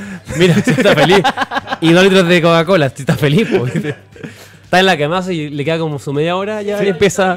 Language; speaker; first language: Spanish; native; Spanish